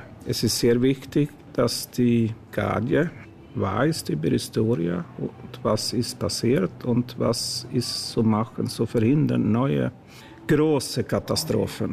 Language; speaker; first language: German; non-native, fluent; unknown